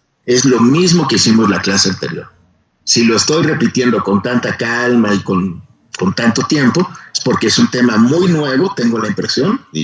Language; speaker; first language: Spanish; native; Spanish